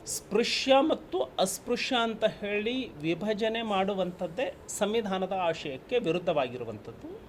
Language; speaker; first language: Kannada; non-native, local second language; Lambadi